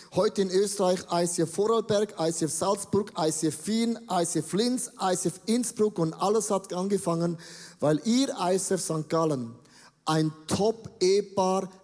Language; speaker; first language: German; native; German